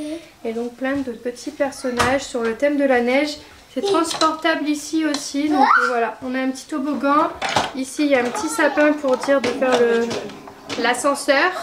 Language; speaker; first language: French; native; French